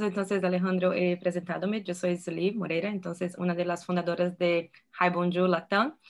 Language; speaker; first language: Spanish; non-native, fluent; Portuguese